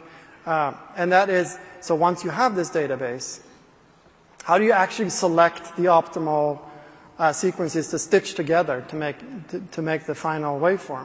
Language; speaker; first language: English; non-native, fluent; Swedish